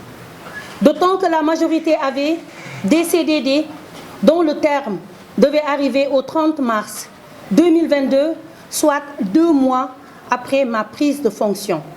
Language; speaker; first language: French; non-native, local second language; Wolof